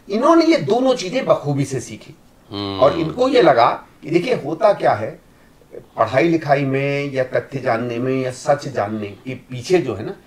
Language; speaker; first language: Hindi; native; Hindi